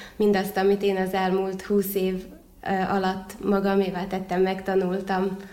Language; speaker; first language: Hungarian; native; Hungarian